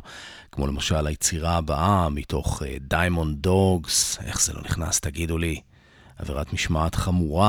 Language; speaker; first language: Hebrew; native; Hebrew